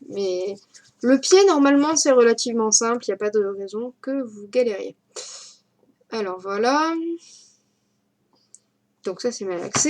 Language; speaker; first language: French; native; French